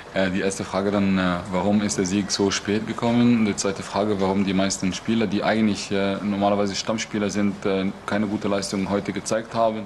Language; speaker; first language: German; non-native, fluent; Arabic